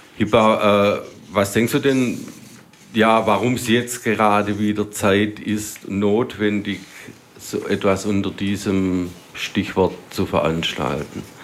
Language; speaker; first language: German; native; German